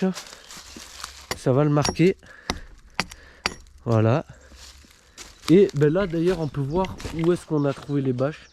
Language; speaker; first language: French; native; French